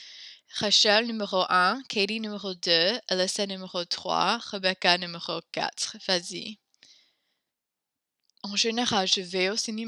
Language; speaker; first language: French; non-native, fluent; English